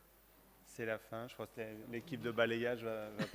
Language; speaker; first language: French; native; French